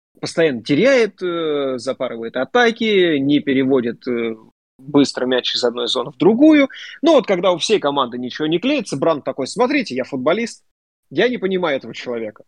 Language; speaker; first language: Russian; native; Russian